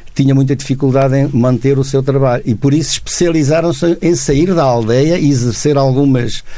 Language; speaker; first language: Portuguese; native; Portuguese